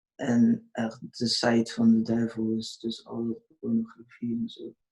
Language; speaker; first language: Dutch; early bilingual, other home language; Urdu